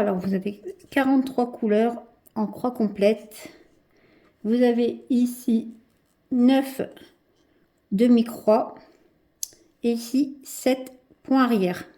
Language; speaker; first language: French; native; French